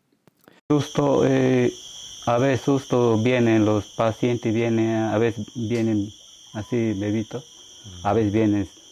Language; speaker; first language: Spanish; non-native, local second language; Shipibo-Conibo